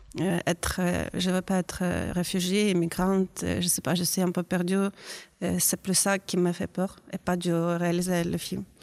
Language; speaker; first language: French; non-native, learner; Ukrainian